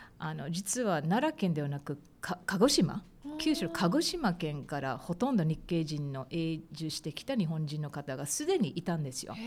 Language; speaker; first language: Japanese; early bilingual, heritage; Japanese